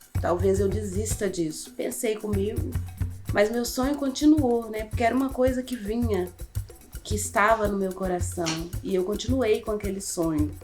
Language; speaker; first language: Portuguese; native; Portuguese